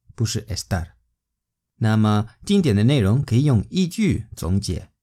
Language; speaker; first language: Chinese; non-native, fluent; Spanish